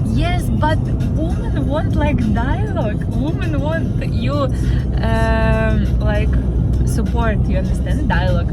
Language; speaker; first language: English; non-native, learner; Ukrainian